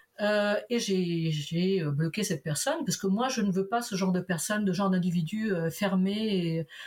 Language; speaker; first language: French; early bilingual, other home language; Portuguese